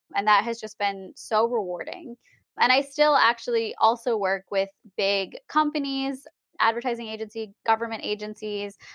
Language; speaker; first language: English; native; English